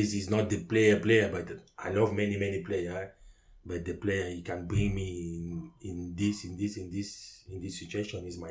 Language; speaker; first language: English; non-native, learner; French